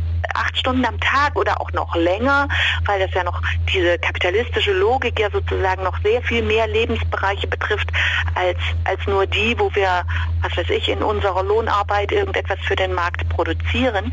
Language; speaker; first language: German; native; German